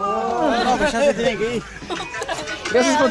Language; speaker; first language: Spanish; non-native, learner; English